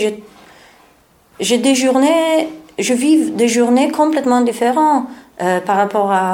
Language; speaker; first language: French; non-native, learner; Italian